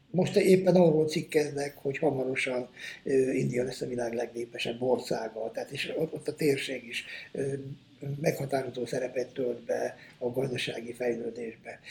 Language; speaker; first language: Hungarian; native; Hungarian